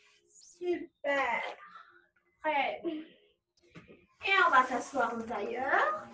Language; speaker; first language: French; native; French